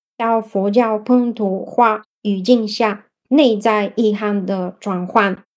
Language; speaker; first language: Chinese; non-native, fluent; Bulgarian